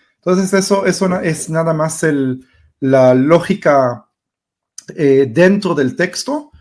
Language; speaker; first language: Spanish; early bilingual, heritage; Spanish